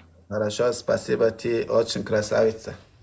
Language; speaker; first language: Russian; non-native, learner; Turkmen